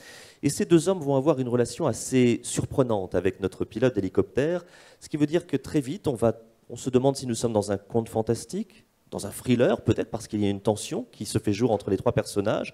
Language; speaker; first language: French; native; French